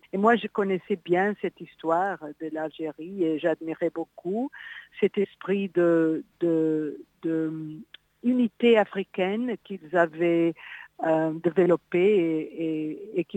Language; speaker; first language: French; non-native, fluent; Portuguese